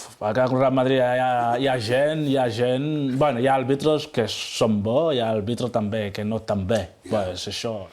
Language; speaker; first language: Catalan; non-native, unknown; Fula